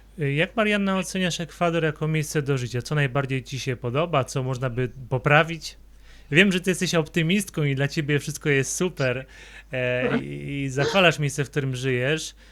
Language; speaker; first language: Polish; native; Polish